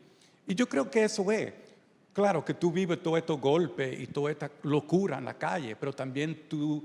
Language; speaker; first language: Spanish; early bilingual, heritage; Spanish